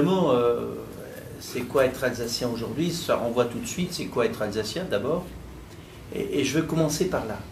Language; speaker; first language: French; native; French